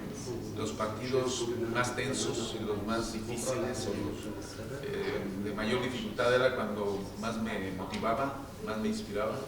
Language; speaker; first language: Spanish; native; Spanish